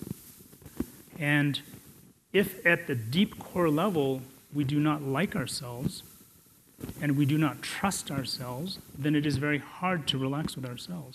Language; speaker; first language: English; non-native, local second language; Tibetan